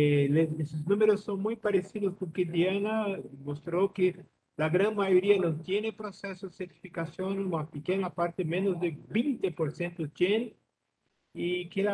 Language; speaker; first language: Spanish; non-native, learner; Portuguese